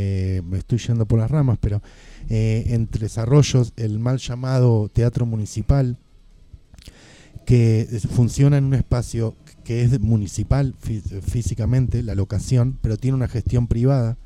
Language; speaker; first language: Spanish; native; Spanish